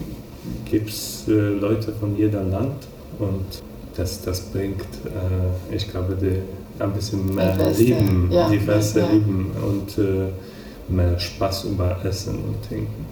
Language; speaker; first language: German; non-native, fluent; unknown